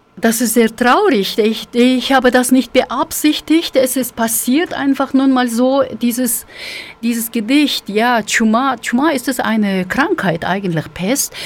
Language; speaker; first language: German; non-native, fluent; Russian